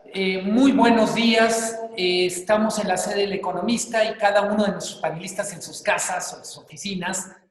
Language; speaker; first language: Spanish; native; Spanish